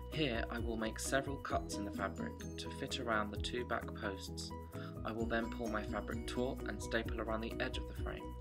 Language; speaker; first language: English; native; English